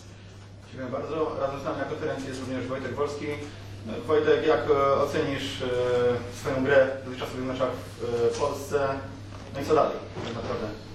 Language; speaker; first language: Polish; native; Polish